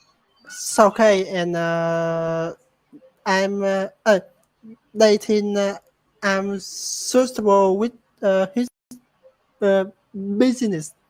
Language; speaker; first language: English; non-native, learner; Vietnamese